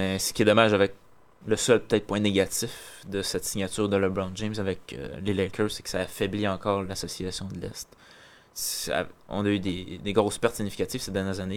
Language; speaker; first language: French; native; French